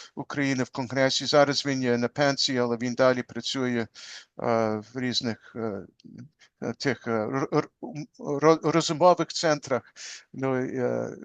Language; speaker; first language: Ukrainian; early bilingual, heritage; Ukrainian